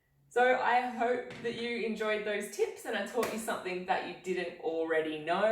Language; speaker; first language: English; native; English